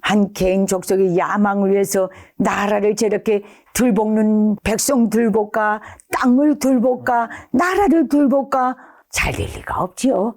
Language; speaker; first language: Korean; native; Korean